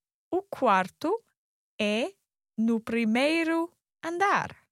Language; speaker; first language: Portuguese; non-native, learner; English